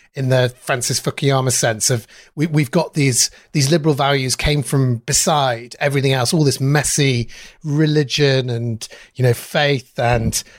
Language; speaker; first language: English; native; English